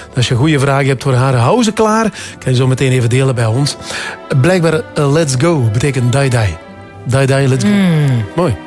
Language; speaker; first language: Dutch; native; Dutch